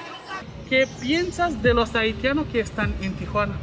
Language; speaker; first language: Spanish; non-native, learner; Haitian Creole